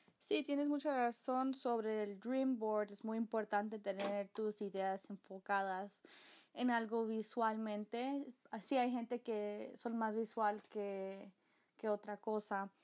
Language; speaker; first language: Spanish; early bilingual, heritage; Spanish